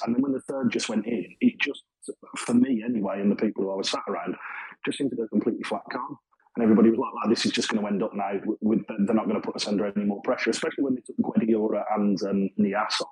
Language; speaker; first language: English; native; English